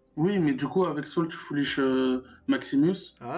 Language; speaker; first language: French; native; French